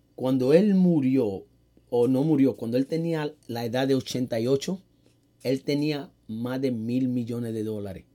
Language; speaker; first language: Spanish; early bilingual, heritage; Spanish